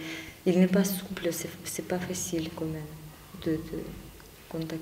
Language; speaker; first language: French; non-native, fluent; Russian